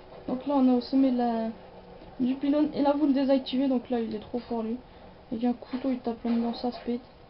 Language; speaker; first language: French; native; French